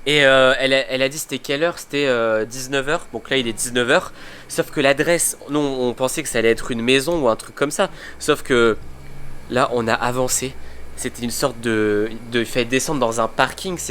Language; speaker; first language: French; native; French